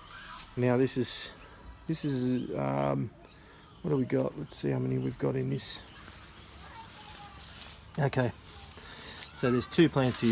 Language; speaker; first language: English; native; English